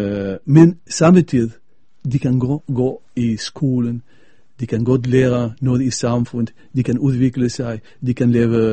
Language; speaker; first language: Danish; non-native, fluent; Arabic